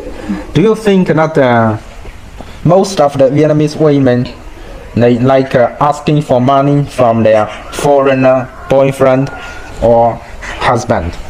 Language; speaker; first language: English; non-native, learner; Chinese